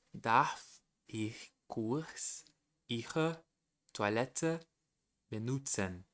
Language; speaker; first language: German; non-native, learner; Portuguese